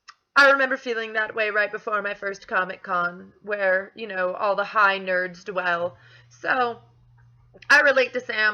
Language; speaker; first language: English; native; English